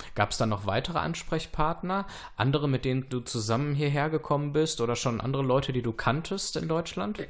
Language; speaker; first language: German; native; German